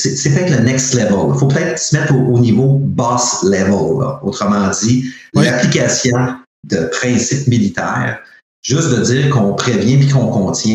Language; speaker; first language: French; native; French